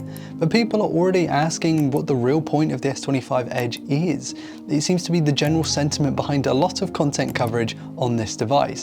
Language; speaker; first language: English; native; English